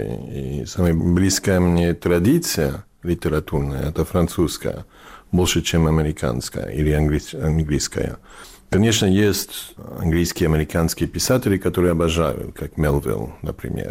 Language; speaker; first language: Russian; non-native, learner; English